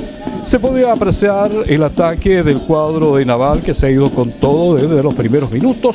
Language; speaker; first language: Spanish; native; Spanish